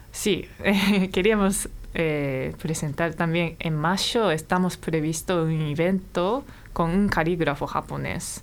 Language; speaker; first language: Spanish; non-native, fluent; Japanese